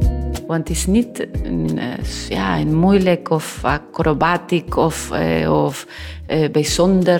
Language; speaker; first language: Dutch; non-native, learner; Spanish